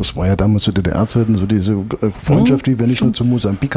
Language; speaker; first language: German; native; German